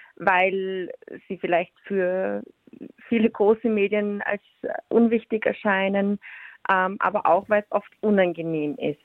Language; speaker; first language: German; native; German